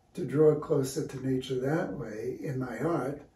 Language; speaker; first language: English; native; English